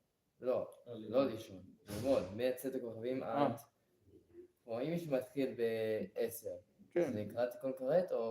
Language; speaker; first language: Hebrew; non-native, learner; English